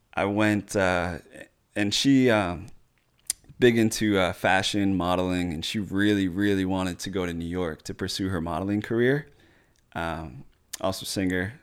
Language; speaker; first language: English; native; English